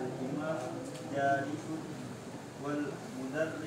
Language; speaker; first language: Arabic; non-native, learner; Indonesian